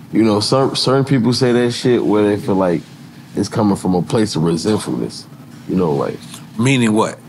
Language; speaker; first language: English; native; English